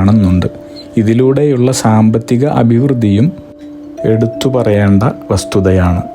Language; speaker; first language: Malayalam; native; Malayalam